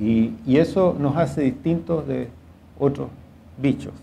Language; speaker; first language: Spanish; native; Spanish